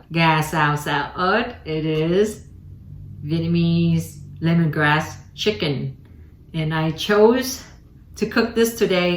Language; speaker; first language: English; early bilingual, other home language; Vietnamese